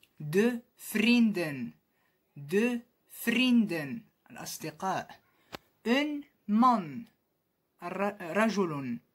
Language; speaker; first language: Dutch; non-native, fluent; Arabic